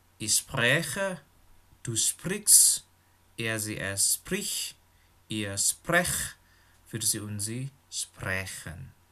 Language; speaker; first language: German; non-native, fluent; Indonesian